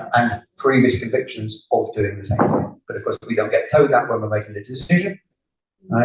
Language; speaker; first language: English; native; English